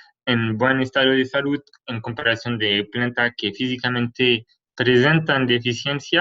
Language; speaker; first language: Spanish; non-native, fluent; French